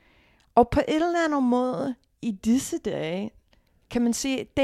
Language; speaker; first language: Danish; non-native, fluent; English